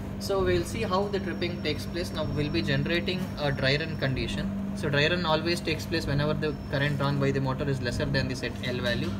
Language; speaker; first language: English; non-native, local second language; Kannada